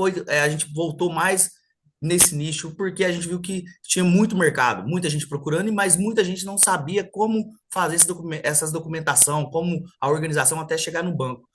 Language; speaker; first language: Portuguese; native; Portuguese